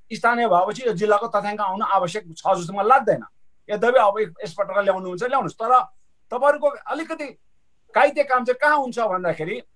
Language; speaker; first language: Nepali; non-native, local second language; Sherpa